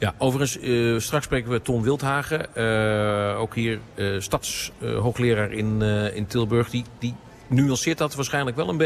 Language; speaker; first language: Dutch; native; Dutch